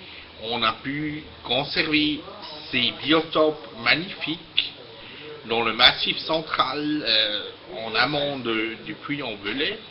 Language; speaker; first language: French; non-native, fluent; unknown